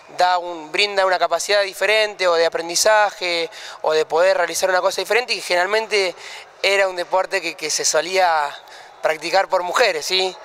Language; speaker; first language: Spanish; native; Spanish